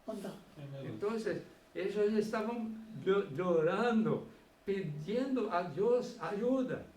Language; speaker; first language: Spanish; non-native, fluent; Portuguese